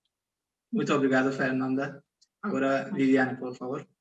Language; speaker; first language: Portuguese; non-native, fluent; Turkish